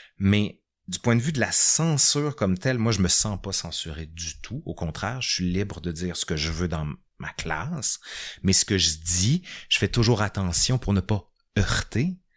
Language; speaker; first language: French; native; French